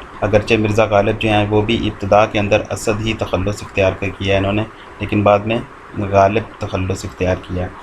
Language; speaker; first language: Urdu; non-native, local second language; Punjabi